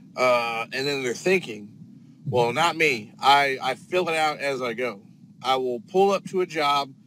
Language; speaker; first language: English; native; English